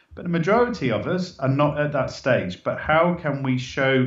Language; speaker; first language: English; native; English